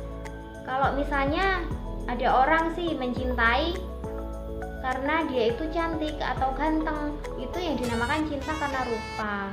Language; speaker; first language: Indonesian; native; Indonesian